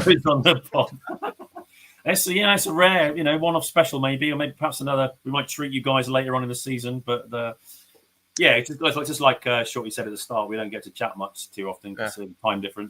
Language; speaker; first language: English; native; English